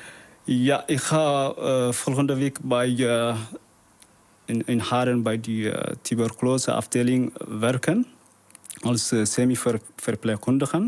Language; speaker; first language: Dutch; non-native, learner; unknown